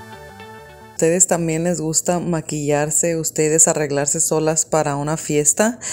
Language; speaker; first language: Spanish; native; Spanish